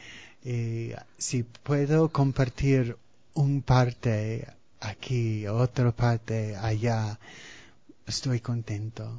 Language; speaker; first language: Spanish; non-native, fluent; English